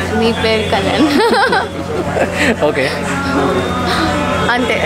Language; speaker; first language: Telugu; non-native, learner; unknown